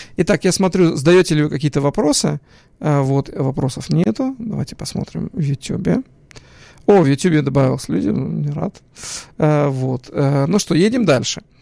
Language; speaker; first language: Russian; early bilingual, other home language; Hebrew